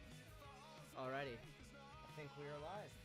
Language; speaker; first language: English; native; English